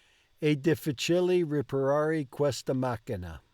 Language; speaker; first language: Italian; non-native, learner; English